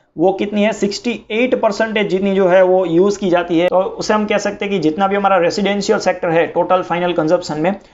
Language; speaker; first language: Hindi; non-native, local second language; Gujarati